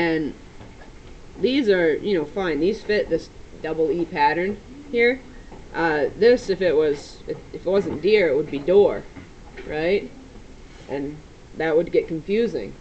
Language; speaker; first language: English; native; English